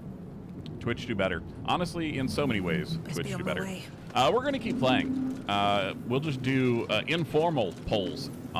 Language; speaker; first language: English; native; English